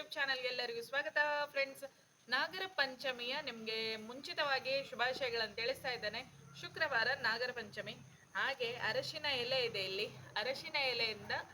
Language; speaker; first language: Kannada; non-native, local second language; Konkani